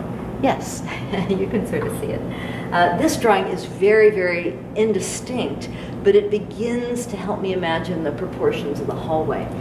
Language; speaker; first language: English; native; English